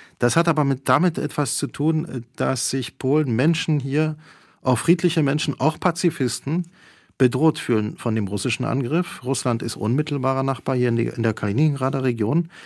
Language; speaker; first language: German; early bilingual, other home language; Polish